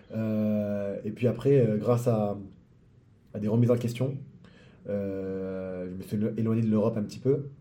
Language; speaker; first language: French; native; French